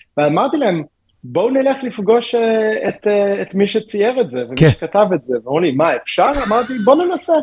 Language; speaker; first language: Hebrew; native; Hebrew